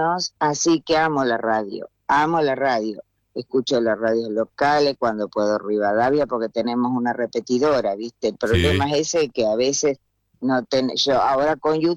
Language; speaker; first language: Spanish; native; Spanish